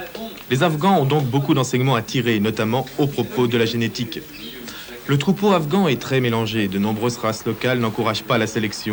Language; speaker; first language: French; native; French